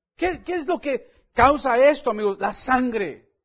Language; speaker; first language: Spanish; non-native, fluent; English